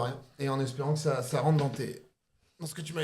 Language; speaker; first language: French; native; French